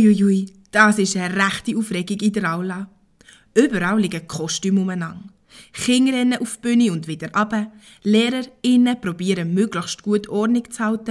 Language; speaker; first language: German; native; German